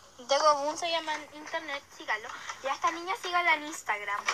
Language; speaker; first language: Spanish; native; Spanish